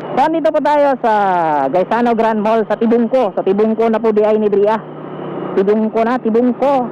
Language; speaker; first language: Filipino; non-native, local second language; Cebuano